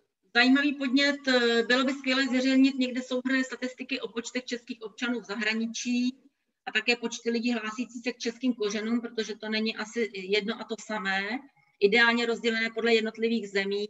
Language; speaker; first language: Czech; native; Czech